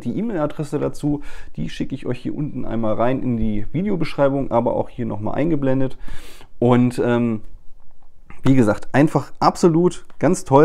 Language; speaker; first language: German; native; German